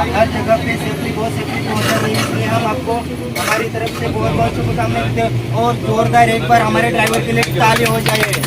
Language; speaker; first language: Hindi; non-native, local second language; Marathi